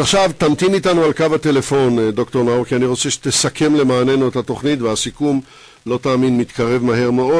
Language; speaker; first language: Hebrew; native; Hebrew